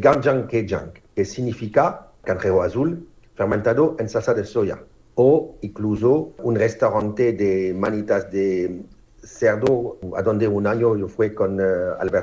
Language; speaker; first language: Spanish; non-native, fluent; French